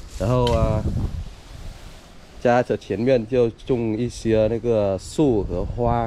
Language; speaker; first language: Chinese; non-native, learner; Vietnamese